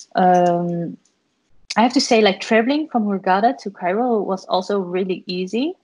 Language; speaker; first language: English; non-native, fluent; Dutch